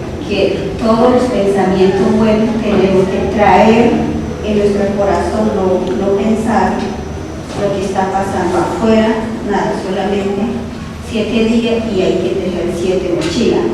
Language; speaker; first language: Spanish; non-native, local second language; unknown